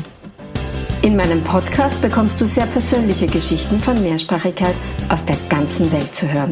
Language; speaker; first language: German; native; German